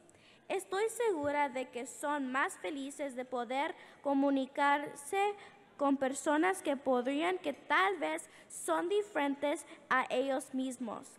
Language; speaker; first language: Spanish; early bilingual, heritage; English